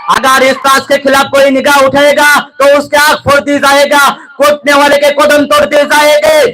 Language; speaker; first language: Urdu; non-native, fluent; Bangla